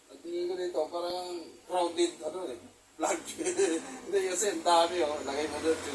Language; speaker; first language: Filipino; native; Filipino